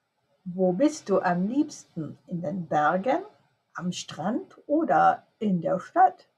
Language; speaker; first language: German; non-native, fluent; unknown